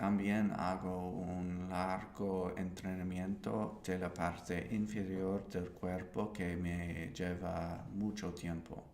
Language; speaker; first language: Spanish; non-native, learner; English